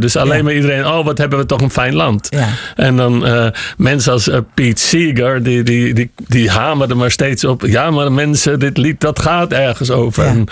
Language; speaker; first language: Dutch; native; Dutch